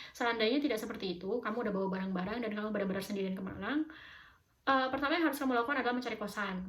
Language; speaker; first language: Indonesian; native; Indonesian